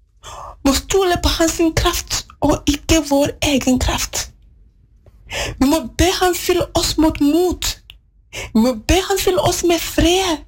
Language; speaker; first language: Norwegian; non-native, fluent; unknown